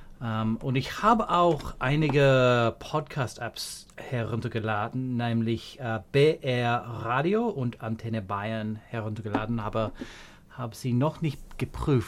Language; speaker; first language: German; non-native, fluent; English